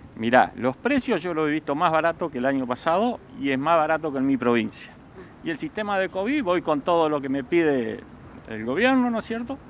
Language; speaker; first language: Spanish; native; Spanish